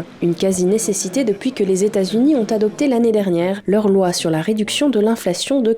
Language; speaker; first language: French; native; French